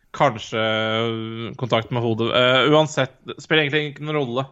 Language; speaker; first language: Norwegian; native; Norwegian